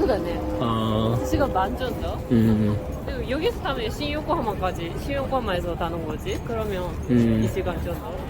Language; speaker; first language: Korean; non-native, fluent; Japanese